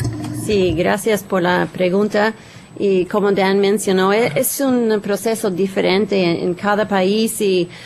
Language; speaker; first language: Spanish; non-native, fluent; English